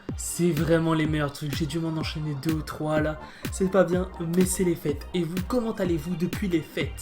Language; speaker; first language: French; native; French